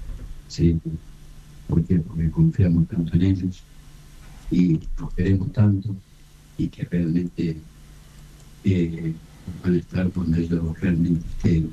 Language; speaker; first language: Spanish; native; Spanish